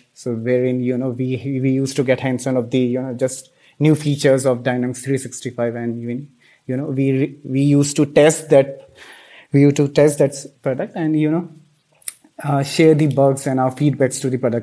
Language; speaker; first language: English; non-native, local second language; Hindi